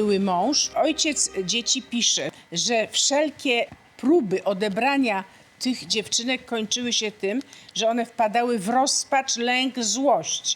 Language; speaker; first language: Polish; native; Polish